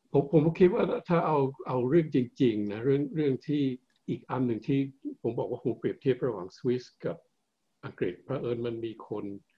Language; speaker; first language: Thai; early bilingual, heritage; Thai